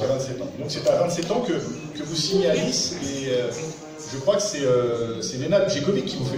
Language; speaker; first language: French; native; French